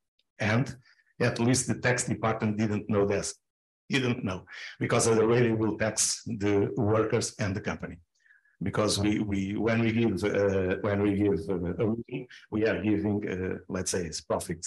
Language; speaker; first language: English; non-native, fluent; Portuguese